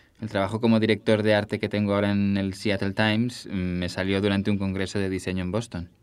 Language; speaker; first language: Spanish; native; Spanish